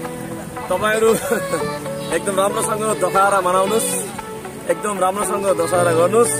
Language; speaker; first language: Nepali; non-native, fluent; Bangla